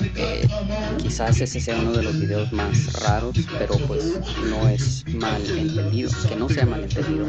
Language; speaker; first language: Spanish; early bilingual, heritage; Spanish